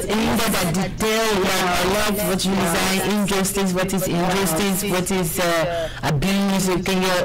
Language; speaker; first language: Dutch; non-native, learner; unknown